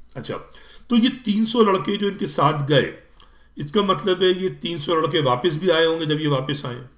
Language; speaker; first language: Urdu; native; Urdu